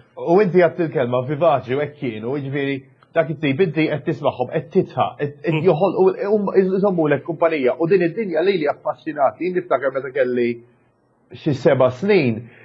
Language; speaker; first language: Maltese; early bilingual, other home language; English